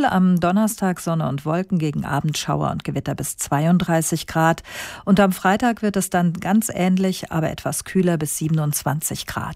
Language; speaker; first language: German; native; German